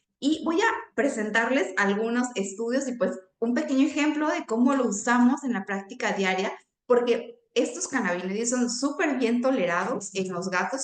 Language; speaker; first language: Spanish; native; Spanish